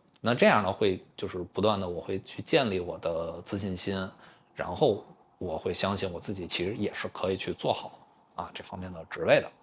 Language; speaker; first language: Chinese; native; Chinese